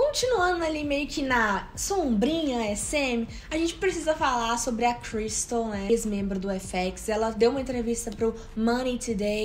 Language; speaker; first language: Portuguese; native; Portuguese